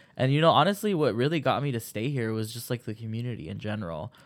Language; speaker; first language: English; early bilingual, other home language; Spanish